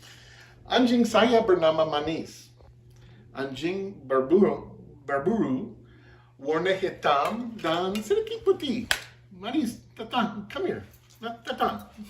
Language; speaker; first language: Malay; non-native, learner; English